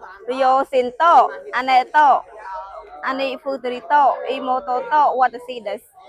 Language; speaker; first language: Japanese; non-native, learner; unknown